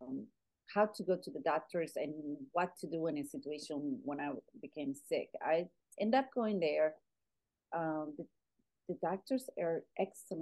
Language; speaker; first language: English; non-native, fluent; Spanish